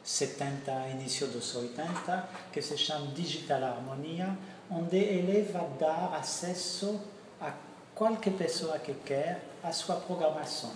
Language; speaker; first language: Portuguese; non-native, fluent; French